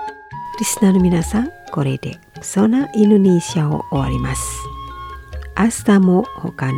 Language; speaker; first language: Japanese; non-native, fluent; Indonesian